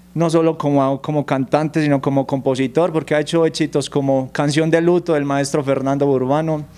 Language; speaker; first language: Spanish; native; Spanish